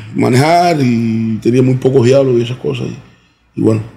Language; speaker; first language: Spanish; native; Spanish